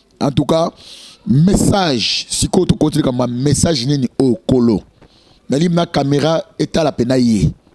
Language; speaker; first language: Lingala; native; Lingala